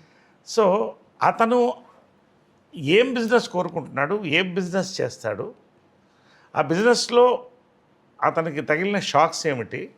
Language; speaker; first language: Telugu; native; Telugu